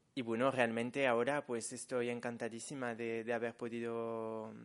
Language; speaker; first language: Spanish; non-native, fluent; French